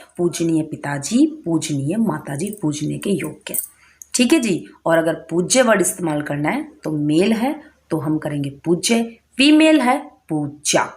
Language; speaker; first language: Hindi; native; Hindi